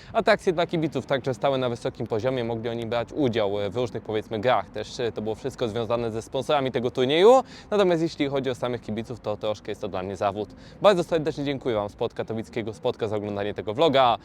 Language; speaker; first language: Polish; native; Polish